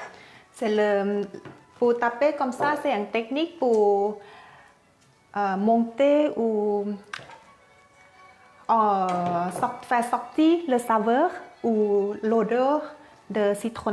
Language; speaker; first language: French; non-native, learner; Thai